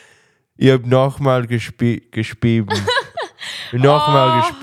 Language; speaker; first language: German; non-native, learner; English